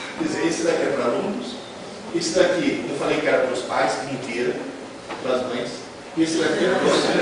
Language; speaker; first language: Portuguese; non-native, fluent; Italian